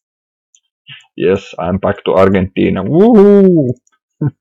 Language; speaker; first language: English; non-native, fluent; Finnish